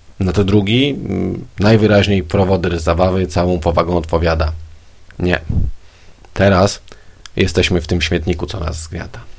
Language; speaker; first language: Polish; native; Polish